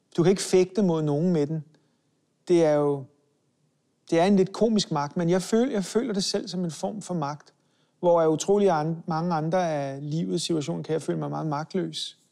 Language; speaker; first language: Danish; early bilingual, other home language; Hebrew